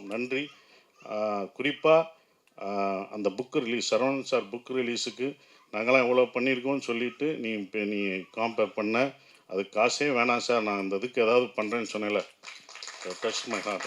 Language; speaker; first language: Tamil; native; Tamil